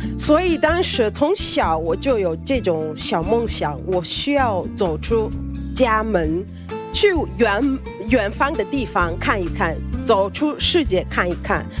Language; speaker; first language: Chinese; non-native, fluent; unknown